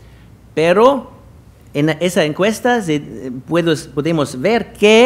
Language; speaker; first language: Spanish; non-native, fluent; German